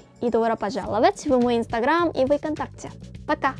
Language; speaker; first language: Russian; non-native, fluent; Korean